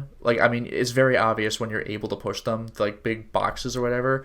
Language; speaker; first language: English; native; English